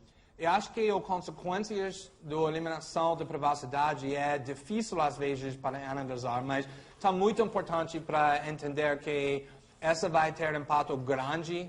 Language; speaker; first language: Portuguese; non-native, fluent; English